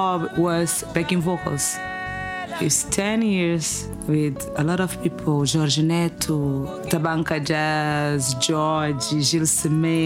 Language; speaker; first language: English; non-native, fluent; Upper Guinea Crioulo